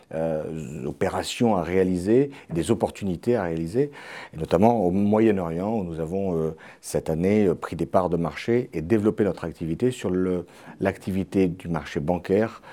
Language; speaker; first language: French; native; French